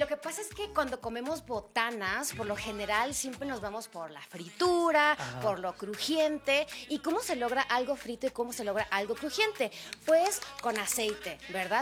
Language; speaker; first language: Spanish; native; Spanish